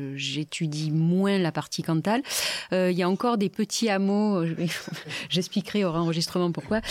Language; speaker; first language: French; native; French